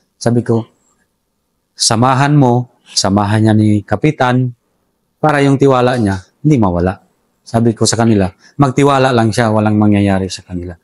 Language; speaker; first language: Filipino; non-native, local second language; Cebuano